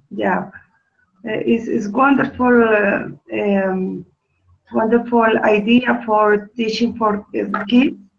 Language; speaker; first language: English; non-native, learner; Spanish